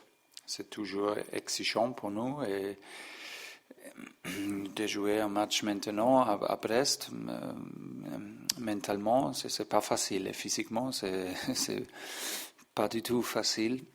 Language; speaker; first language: French; non-native, learner; German